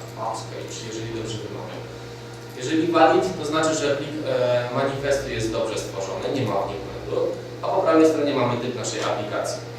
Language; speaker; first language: Polish; native; Polish